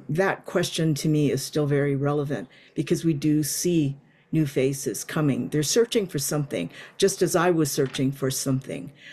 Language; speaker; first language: English; native; English